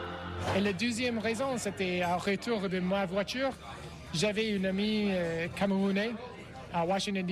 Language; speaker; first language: French; non-native, learner; English